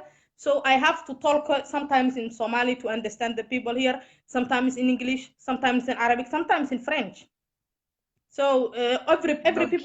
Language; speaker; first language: English; non-native, learner; Somali